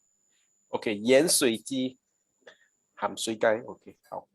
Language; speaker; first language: English; non-native, local second language; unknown